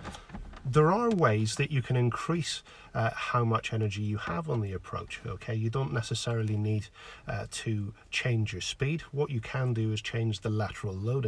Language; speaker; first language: English; native; English